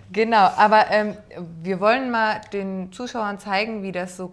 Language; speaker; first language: German; native; German